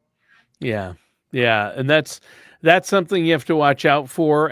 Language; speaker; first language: English; native; English